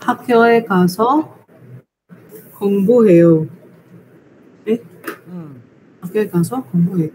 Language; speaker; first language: Korean; non-native, learner; Indonesian